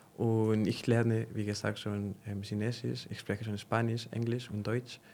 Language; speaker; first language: German; non-native, fluent; Spanish